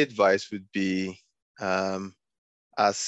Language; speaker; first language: English; non-native, local second language; Yoruba